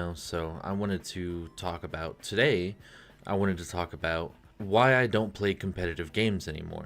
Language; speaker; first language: English; native; English